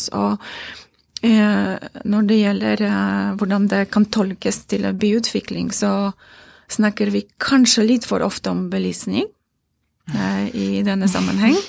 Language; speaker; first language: Norwegian; non-native, fluent; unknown